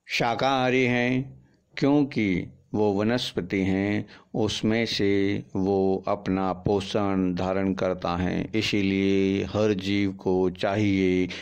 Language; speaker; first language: Hindi; native; Hindi